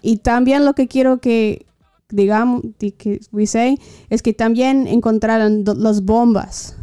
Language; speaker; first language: Spanish; non-native, fluent; English